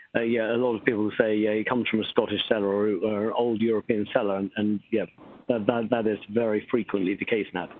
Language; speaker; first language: English; native; English